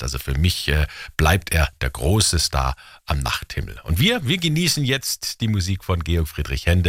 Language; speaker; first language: German; native; German